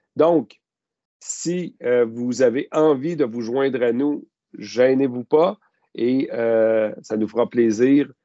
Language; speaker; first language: French; native; French